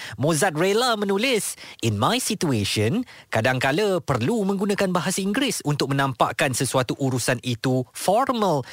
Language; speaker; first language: Malay; native; Malay